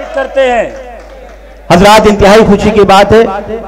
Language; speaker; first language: Urdu; native; Urdu